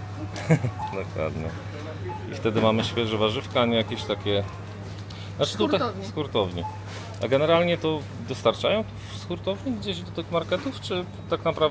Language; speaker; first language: Polish; native; Polish